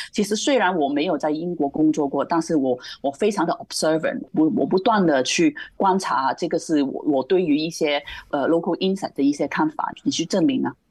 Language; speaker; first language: Chinese; non-native, local second language; Cantonese